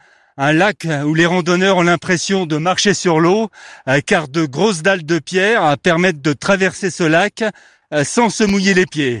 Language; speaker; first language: French; native; French